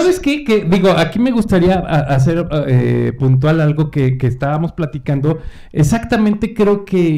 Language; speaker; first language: Spanish; native; Spanish